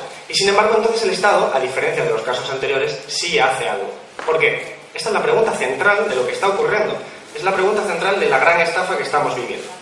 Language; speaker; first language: Spanish; native; Spanish